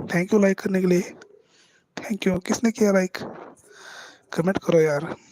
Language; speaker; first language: Hindi; non-native, local second language; Marathi